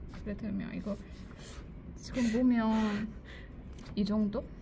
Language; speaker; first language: Korean; non-native, learner; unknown